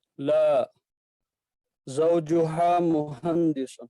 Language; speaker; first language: Arabic; non-native, learner; Urdu